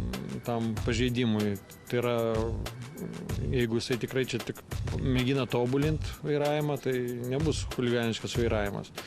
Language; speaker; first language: Lithuanian; native; Lithuanian